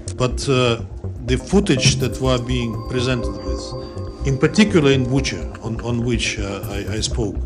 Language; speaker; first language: English; non-native, fluent; Russian